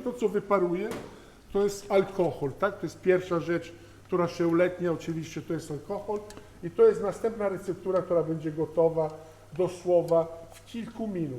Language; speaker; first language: Polish; non-native, learner; Italian